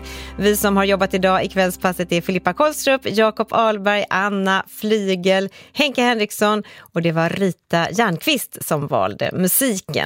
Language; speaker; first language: Swedish; native; Swedish